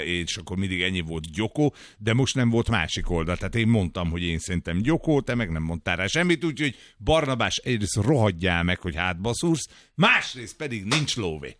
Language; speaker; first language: Hungarian; native; Hungarian